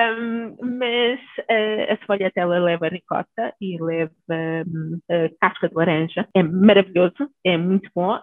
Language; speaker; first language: Portuguese; early bilingual, other home language; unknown